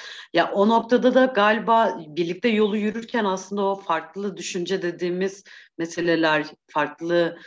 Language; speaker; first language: Turkish; native; Turkish